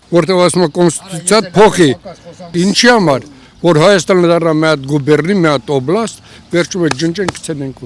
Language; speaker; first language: Armenian; native; Armenian